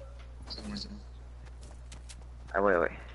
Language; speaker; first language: Spanish; early bilingual, heritage; Spanish